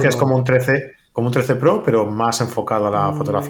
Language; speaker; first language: Spanish; native; Spanish